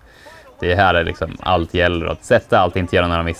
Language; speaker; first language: Swedish; native; Swedish